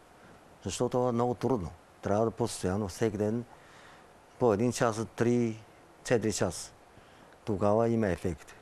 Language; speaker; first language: Bulgarian; non-native, learner; Chinese